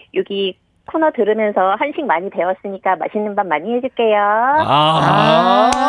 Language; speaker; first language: Korean; native; Korean